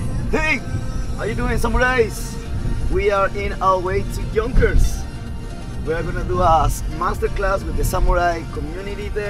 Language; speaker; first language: English; non-native, fluent; Spanish